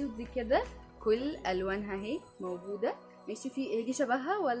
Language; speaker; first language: Arabic; native; Arabic